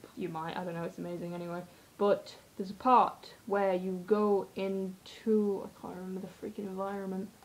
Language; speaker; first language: English; native; English